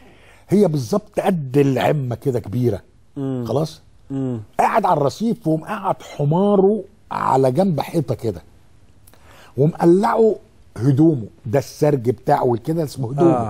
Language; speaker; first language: Arabic; native; Arabic